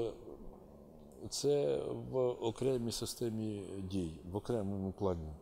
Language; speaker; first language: Ukrainian; native; Ukrainian